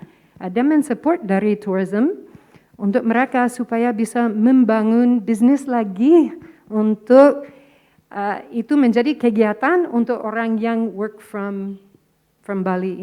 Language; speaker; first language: Indonesian; non-native, fluent; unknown